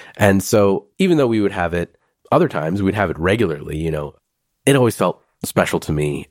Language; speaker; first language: English; early bilingual, other home language; Hindi